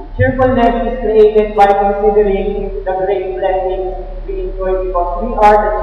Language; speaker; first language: English; non-native, local second language; Filipino